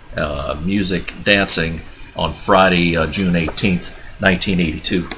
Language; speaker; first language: English; native; English